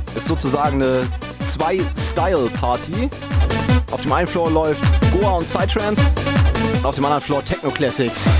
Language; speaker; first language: German; native; German